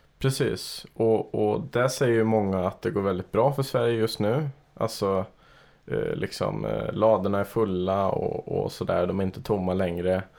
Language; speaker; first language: Swedish; native; Swedish